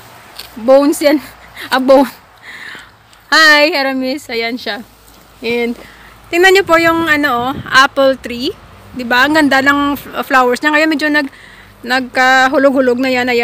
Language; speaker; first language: Filipino; non-native, local second language; Hiligaynon